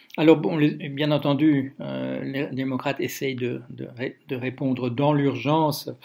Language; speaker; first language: French; non-native, fluent; Dutch